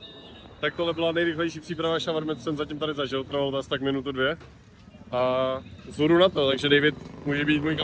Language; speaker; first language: Czech; native; Czech